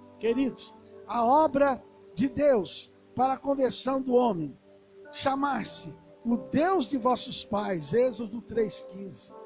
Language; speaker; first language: Portuguese; native; Portuguese